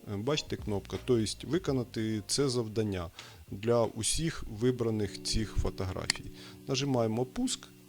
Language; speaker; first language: Ukrainian; non-native, local second language; Russian